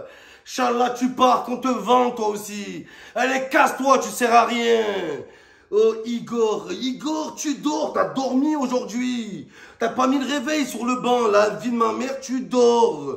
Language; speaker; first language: French; native; French